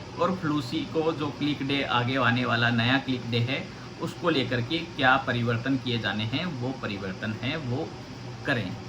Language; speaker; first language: Hindi; native; Hindi